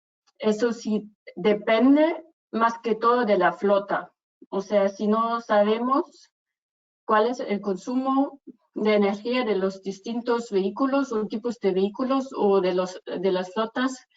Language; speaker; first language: Spanish; non-native, fluent; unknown